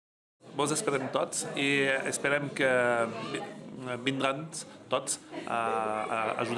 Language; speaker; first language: Catalan; non-native, local second language; French